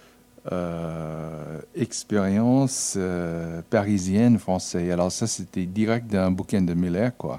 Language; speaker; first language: French; non-native, fluent; English